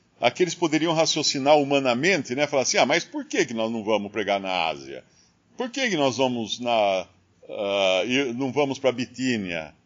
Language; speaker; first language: Portuguese; native; Portuguese